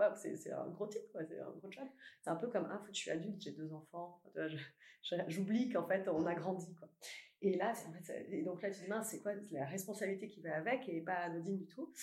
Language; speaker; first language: French; native; French